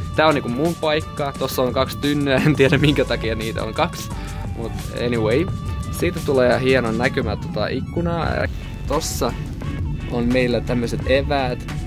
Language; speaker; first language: Finnish; non-native, fluent; Russian